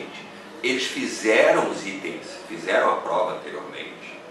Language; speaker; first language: Portuguese; native; Portuguese